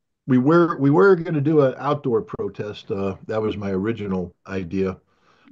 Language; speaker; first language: English; native; English